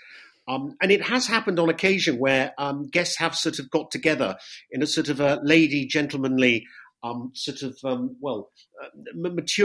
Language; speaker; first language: English; native; English